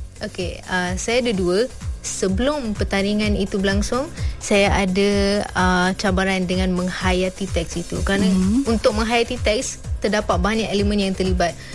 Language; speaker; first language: Malay; early bilingual, other home language; Urdu